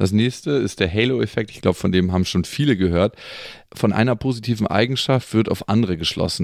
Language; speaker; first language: German; native; German